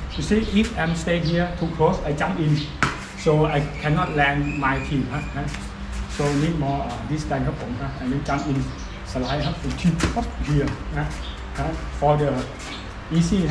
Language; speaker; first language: English; non-native, learner; Thai